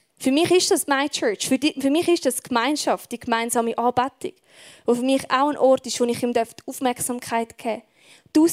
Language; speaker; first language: German; native; German